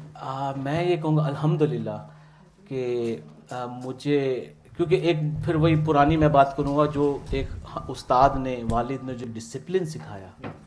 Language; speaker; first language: Urdu; native; Urdu